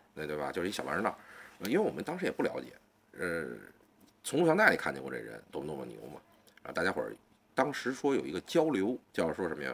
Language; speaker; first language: Chinese; native; Chinese